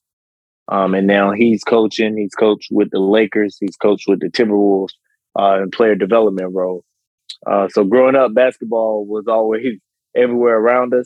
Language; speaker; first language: English; native; English